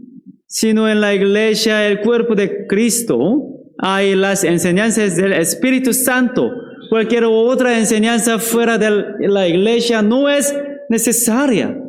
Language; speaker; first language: Spanish; non-native, fluent; Korean